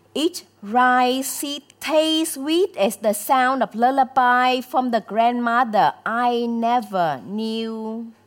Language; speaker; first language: English; non-native, fluent; Vietnamese